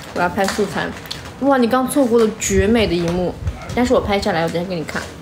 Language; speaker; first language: Chinese; non-native, local second language; Uyghur